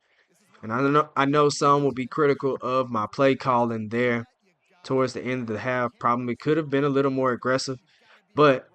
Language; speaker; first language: English; native; English